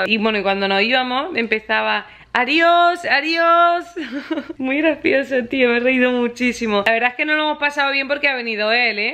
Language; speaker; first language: Spanish; native; Spanish